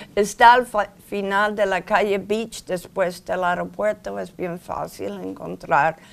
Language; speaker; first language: Spanish; non-native, fluent; English